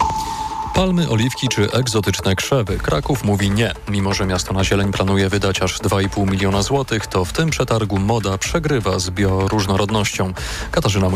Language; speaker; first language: Polish; native; Polish